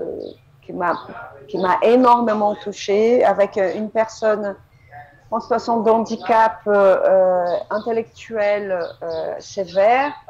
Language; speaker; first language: French; non-native, fluent; Portuguese